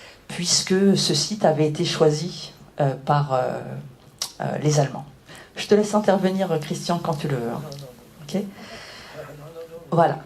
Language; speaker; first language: French; native; French